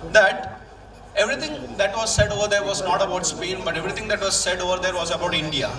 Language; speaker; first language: English; non-native, local second language; Malayalam